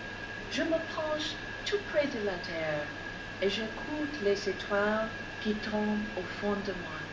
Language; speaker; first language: French; non-native, fluent; English